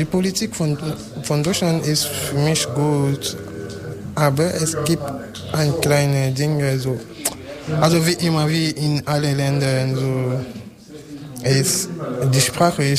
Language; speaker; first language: German; non-native, learner; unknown